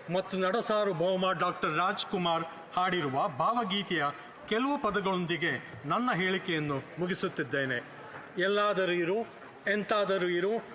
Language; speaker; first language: Kannada; native; Kannada